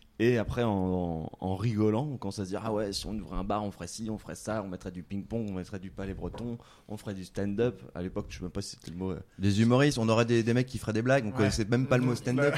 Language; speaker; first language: French; native; French